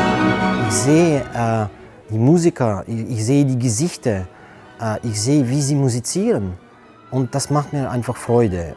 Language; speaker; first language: German; non-native, fluent; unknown